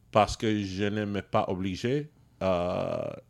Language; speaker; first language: French; non-native, learner; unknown